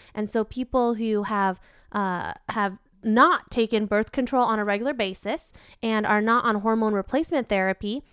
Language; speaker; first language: English; native; English